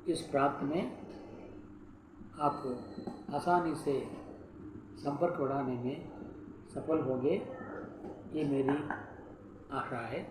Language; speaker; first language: Hindi; non-native, local second language; Tamil